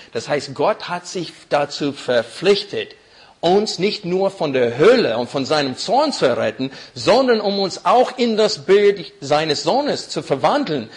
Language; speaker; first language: German; non-native, fluent; English